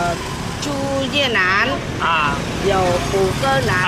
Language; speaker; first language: Chinese; non-native, local second language; Vietnamese